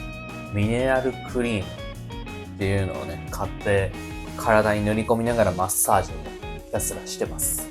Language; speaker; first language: Japanese; native; Japanese